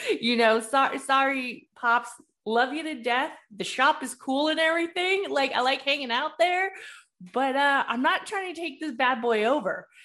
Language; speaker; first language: English; early bilingual, other home language; Spanish